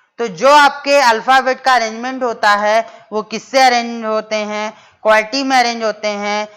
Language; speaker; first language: Hindi; native; Hindi